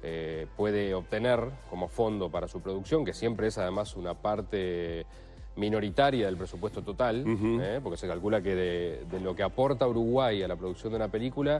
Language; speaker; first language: Spanish; native; Spanish